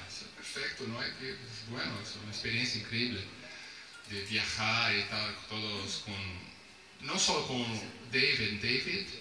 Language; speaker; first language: Spanish; non-native, fluent; Portuguese